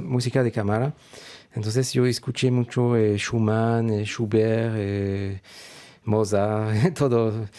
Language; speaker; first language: Spanish; non-native, fluent; French